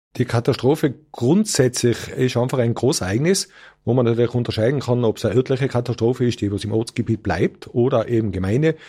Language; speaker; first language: German; native; German